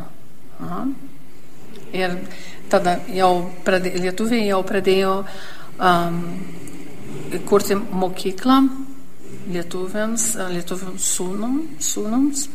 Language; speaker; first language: Lithuanian; early bilingual, heritage; Lithuanian